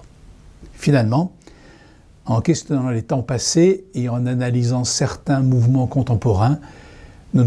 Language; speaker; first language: French; native; French